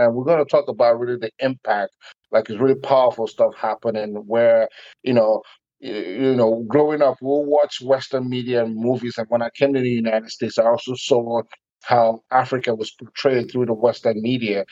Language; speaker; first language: English; non-native, local second language; Igbo